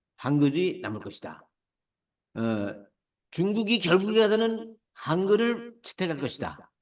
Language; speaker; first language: Korean; native; Korean